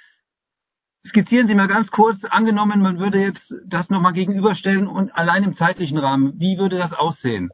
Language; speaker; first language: German; native; German